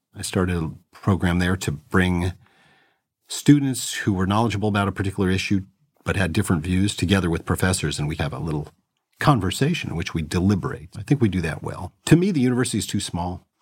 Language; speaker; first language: English; native; English